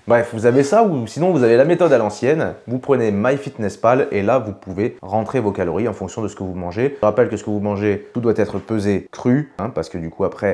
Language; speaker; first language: French; native; French